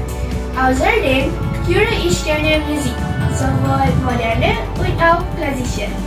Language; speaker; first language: German; non-native, learner; Malay